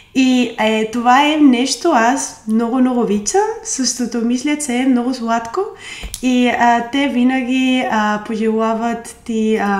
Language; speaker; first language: Bulgarian; non-native, learner; Spanish